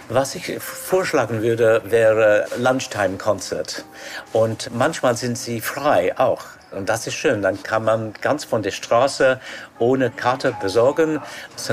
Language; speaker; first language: German; non-native, fluent; English